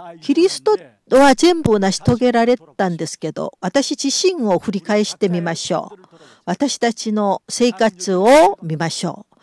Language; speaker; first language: Japanese; non-native, fluent; Korean